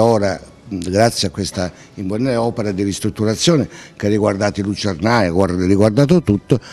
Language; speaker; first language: Italian; native; Italian